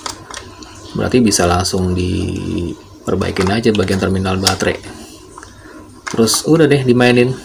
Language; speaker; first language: Indonesian; native; Indonesian